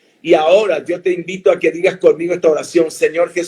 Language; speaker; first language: Spanish; native; Spanish